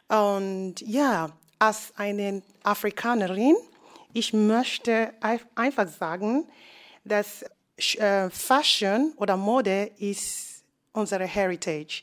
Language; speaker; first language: German; non-native, fluent; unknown